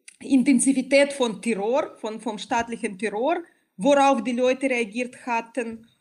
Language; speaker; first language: German; non-native, fluent; Belarusian